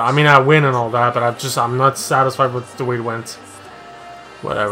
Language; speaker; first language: English; native; English